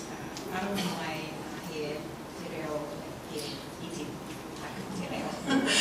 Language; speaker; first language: Māori; non-native, learner; English